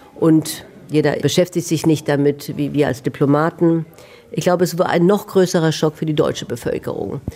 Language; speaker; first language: German; native; German